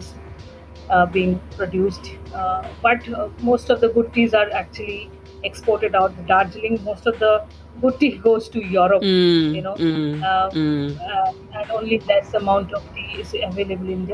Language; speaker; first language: English; non-native, local second language; Bangla